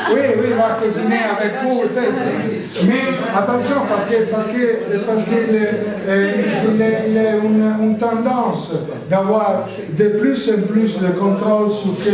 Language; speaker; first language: French; non-native, learner; Italian